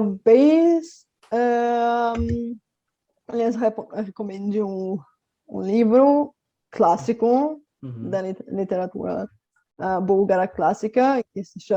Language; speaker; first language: Portuguese; non-native, fluent; Bulgarian